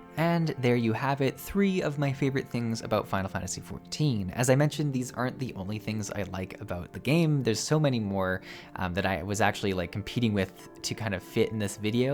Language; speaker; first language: English; native; English